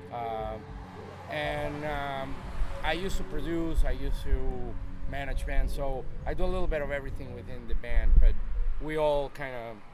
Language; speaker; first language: English; non-native, fluent; Spanish